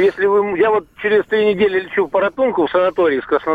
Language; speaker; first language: Russian; native; Russian